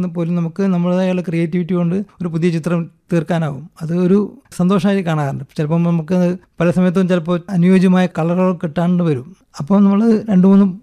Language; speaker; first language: Malayalam; native; Malayalam